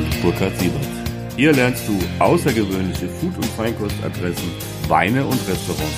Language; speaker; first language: German; native; German